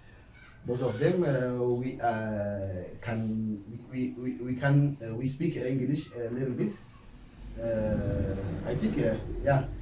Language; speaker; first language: English; non-native, learner; Oromo